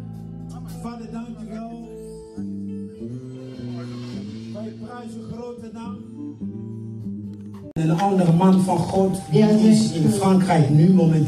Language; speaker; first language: Dutch; non-native, fluent; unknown